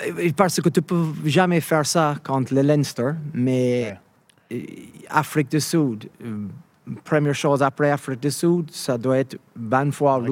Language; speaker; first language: French; non-native, fluent; English